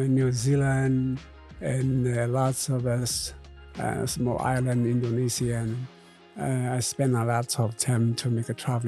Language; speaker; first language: English; non-native, learner; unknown